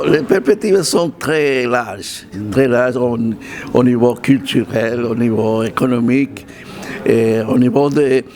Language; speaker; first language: French; non-native, fluent; Spanish